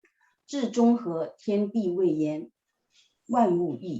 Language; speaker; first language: Chinese; native; Chinese